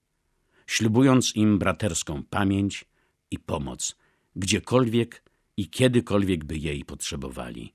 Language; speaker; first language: Polish; native; Polish